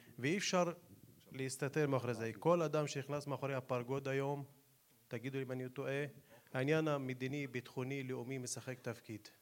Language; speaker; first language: Hebrew; non-native, local second language; Arabic